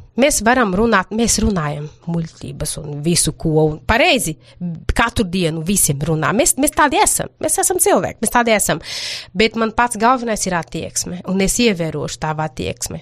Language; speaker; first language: Latvian; non-native, fluent; Portuguese